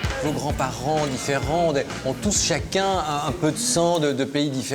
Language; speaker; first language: French; native; French